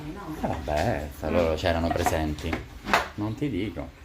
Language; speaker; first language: Italian; native; Italian